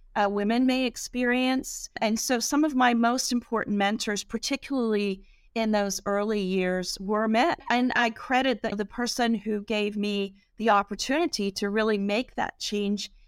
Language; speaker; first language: English; native; English